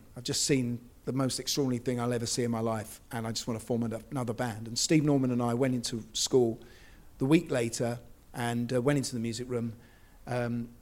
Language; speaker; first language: English; native; English